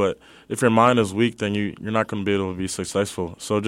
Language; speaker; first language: English; native; English